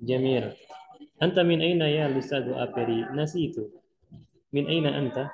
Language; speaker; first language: Arabic; non-native, fluent; Indonesian